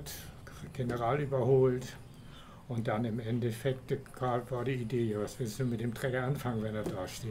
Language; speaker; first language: German; native; German